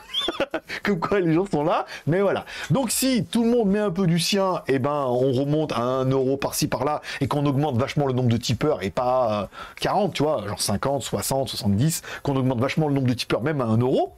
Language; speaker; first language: French; native; French